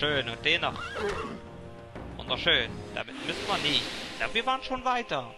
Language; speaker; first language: German; native; German